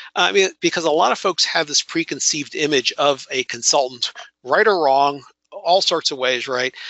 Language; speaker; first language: English; native; English